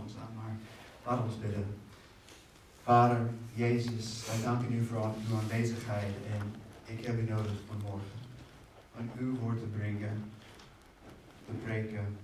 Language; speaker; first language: Dutch; non-native, fluent; English